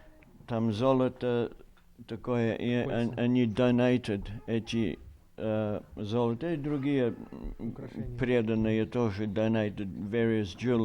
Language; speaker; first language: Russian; early bilingual, heritage; Russian